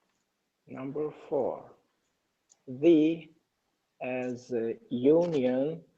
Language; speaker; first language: English; non-native, learner; Persian